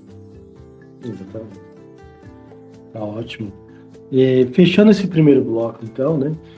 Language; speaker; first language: Portuguese; native; Portuguese